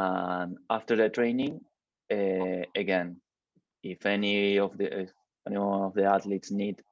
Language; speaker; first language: English; non-native, learner; Spanish